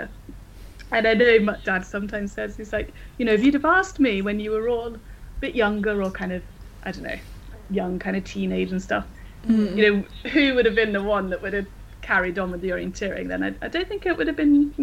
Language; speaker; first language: English; native; English